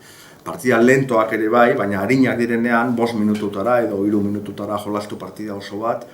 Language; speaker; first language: Basque; non-native, local second language; Spanish